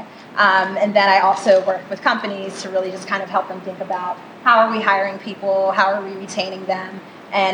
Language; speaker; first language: English; native; English